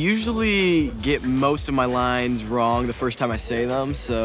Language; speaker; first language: English; native; English